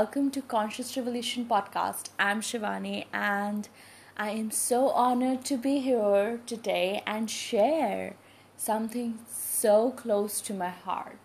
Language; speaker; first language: English; non-native, local second language; Hindi